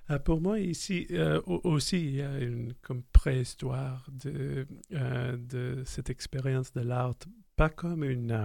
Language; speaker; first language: French; non-native, fluent; English